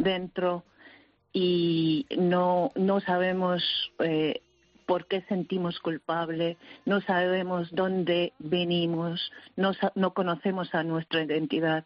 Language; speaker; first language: Spanish; early bilingual, heritage; Spanish